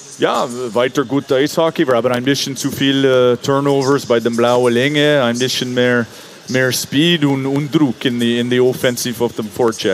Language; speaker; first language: German; non-native, fluent; English